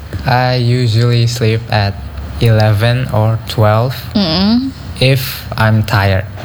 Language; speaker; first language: English; non-native, fluent; Indonesian